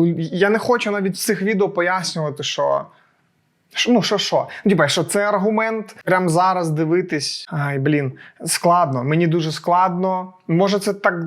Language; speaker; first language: Ukrainian; non-native, local second language; Russian